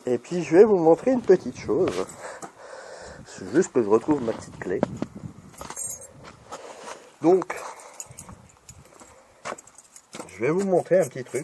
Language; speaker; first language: French; native; French